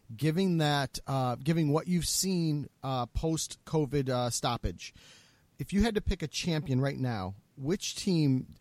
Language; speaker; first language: English; native; English